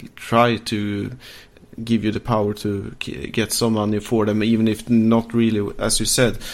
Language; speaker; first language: English; non-native, fluent; Swedish